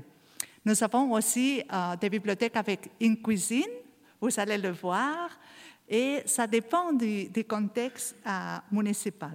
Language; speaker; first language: French; non-native, learner; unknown